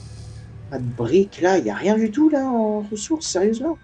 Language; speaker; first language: French; native; French